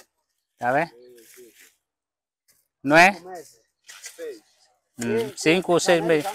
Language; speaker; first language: Portuguese; non-native, learner; Vietnamese